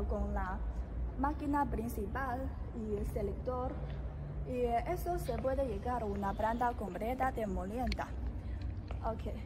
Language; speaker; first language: Spanish; non-native, learner; Chinese